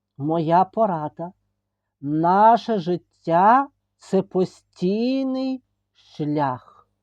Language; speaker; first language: Ukrainian; native; Ukrainian